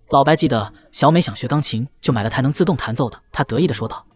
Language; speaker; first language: Chinese; native; Chinese